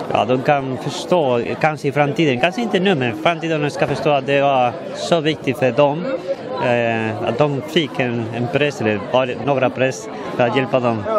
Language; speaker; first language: Swedish; non-native, fluent; Spanish